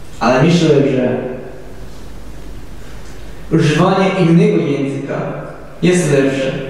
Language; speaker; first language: Polish; non-native, learner; Japanese